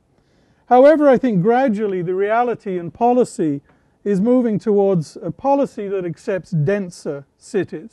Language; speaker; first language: English; native; English